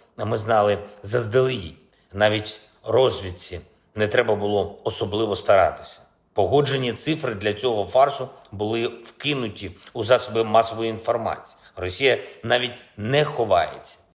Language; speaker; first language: Ukrainian; non-native, local second language; Russian